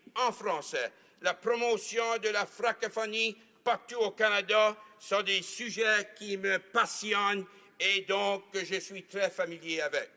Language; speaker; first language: French; native; French